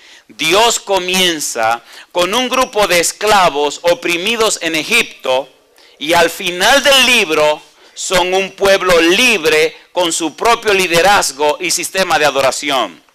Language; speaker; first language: Spanish; native; Spanish